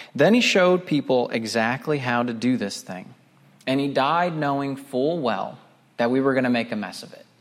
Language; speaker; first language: English; native; English